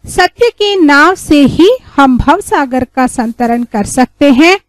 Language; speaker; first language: Hindi; non-native, local second language; Kannada